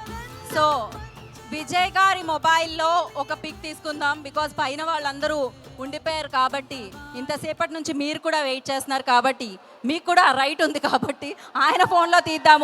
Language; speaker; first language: Telugu; native; Telugu